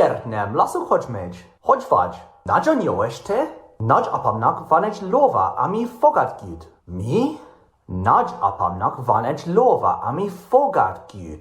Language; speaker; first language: Hungarian; non-native, learner; English